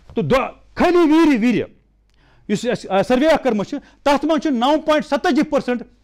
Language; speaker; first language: Hindi; non-native, local second language; Kashmiri